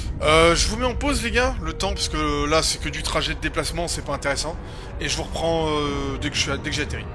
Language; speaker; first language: French; native; French